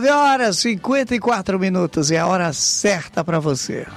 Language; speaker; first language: Portuguese; native; Portuguese